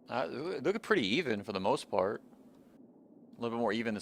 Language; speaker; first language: English; native; English